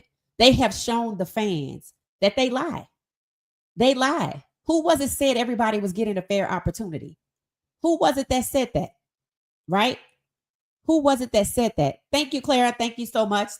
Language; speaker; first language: English; native; English